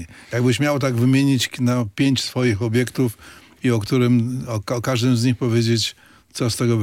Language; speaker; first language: Polish; native; Polish